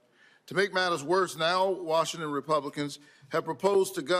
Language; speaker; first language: English; native; English